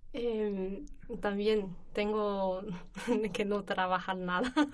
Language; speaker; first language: Spanish; non-native, learner; Chinese